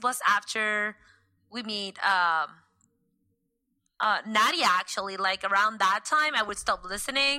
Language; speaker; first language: English; non-native, fluent; Spanish